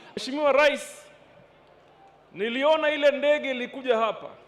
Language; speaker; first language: Swahili; native; Swahili